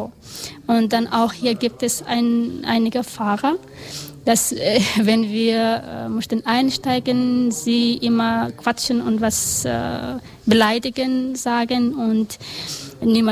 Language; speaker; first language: German; non-native, learner; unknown